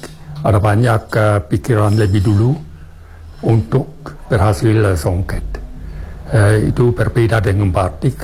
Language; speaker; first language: Indonesian; non-native, fluent; German